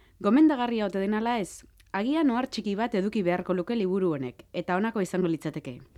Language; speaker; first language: Basque; native; Basque